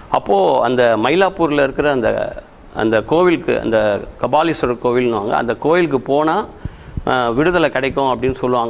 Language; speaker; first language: Tamil; native; Tamil